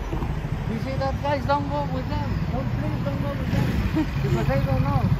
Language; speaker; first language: English; non-native, learner; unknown